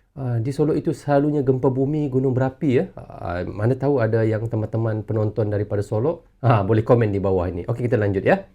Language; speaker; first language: Malay; native; Malay